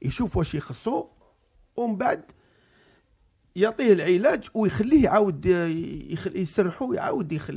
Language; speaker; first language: Arabic; native; Arabic